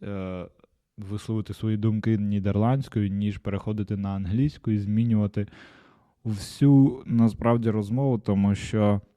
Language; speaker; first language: Ukrainian; non-native, local second language; Russian